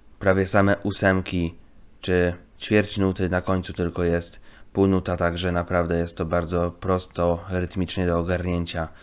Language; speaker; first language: Polish; native; Polish